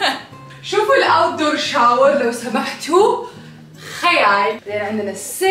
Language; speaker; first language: Arabic; native; Arabic